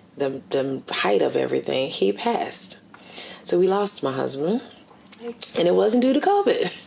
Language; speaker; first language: English; native; English